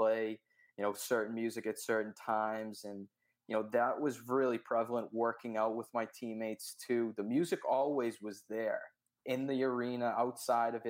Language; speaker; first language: English; native; English